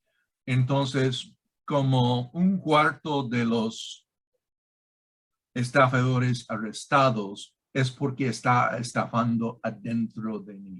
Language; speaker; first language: Spanish; non-native, fluent; English